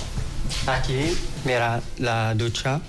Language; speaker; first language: Spanish; non-native, learner; Arabic